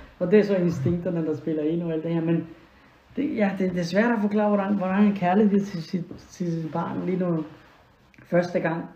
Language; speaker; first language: Danish; non-native, fluent; Spanish